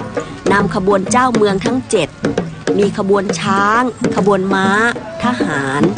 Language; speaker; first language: Thai; native; Thai